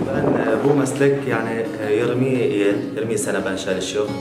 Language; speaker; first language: Turkish; non-native, learner; Arabic